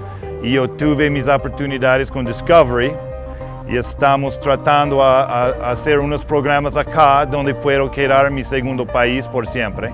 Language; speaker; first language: Spanish; non-native, fluent; English